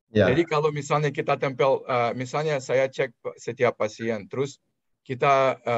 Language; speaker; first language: Indonesian; non-native, fluent; Russian